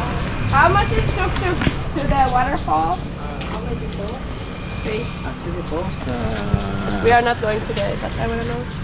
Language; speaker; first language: English; non-native, fluent; Finnish